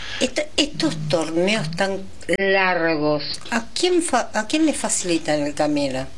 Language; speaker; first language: Spanish; native; Spanish